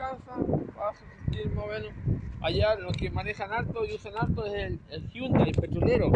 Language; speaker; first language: Spanish; native; Spanish